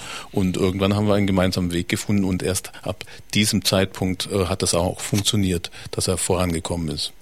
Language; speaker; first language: German; native; German